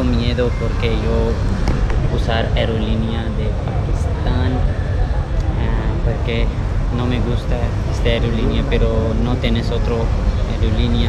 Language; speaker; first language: Spanish; non-native, learner; Punjabi